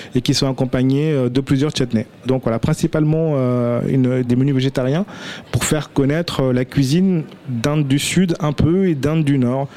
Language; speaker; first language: French; early bilingual, other home language; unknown